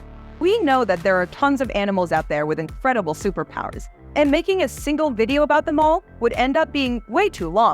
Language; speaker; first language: English; native; English